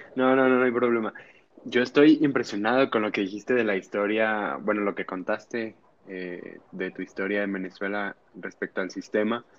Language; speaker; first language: Spanish; native; Spanish